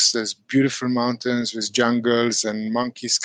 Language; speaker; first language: English; non-native, fluent; Hebrew